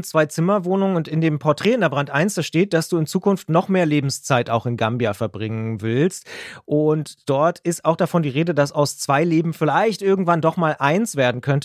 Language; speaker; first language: German; native; German